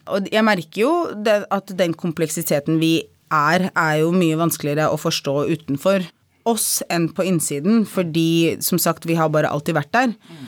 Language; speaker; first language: Norwegian; early bilingual, other home language; Arabic